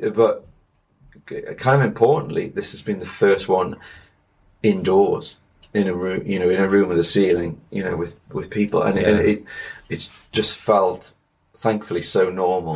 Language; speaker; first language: English; native; English